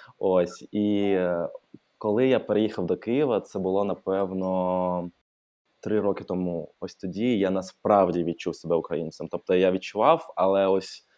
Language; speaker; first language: Ukrainian; non-native, local second language; Russian